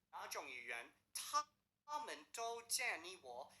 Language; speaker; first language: Chinese; non-native, learner; English